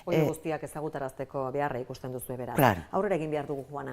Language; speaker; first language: Basque; native; Basque